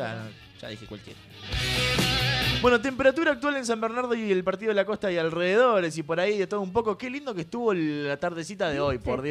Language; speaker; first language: Spanish; native; Spanish